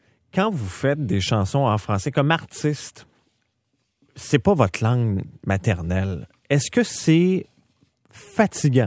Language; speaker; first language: French; native; French